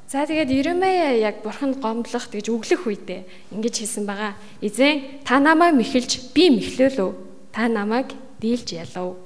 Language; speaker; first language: Mongolian; native; Mongolian